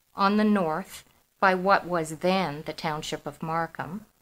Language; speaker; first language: English; native; English